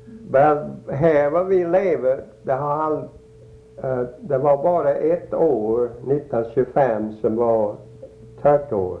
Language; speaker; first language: Swedish; early bilingual, heritage; Swedish